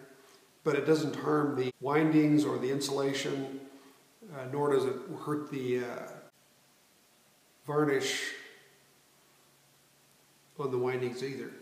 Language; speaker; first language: English; native; English